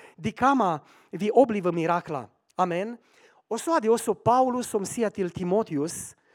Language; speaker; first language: Swedish; non-native, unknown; Romanian